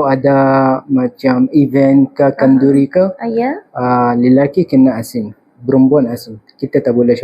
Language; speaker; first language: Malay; non-native, fluent; Arabic